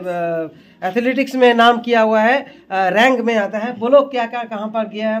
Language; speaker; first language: Hindi; non-native, local second language; Bangla